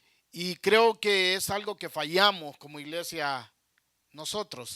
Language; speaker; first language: Spanish; native; Spanish